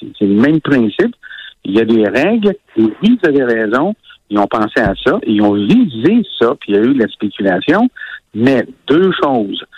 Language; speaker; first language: French; native; French